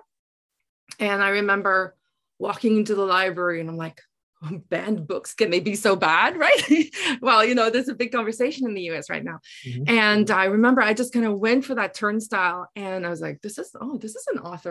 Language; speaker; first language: English; non-native, local second language; Afrikaans